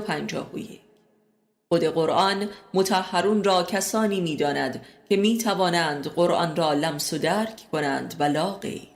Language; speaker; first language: Persian; native; Persian